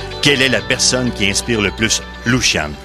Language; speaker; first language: French; native; French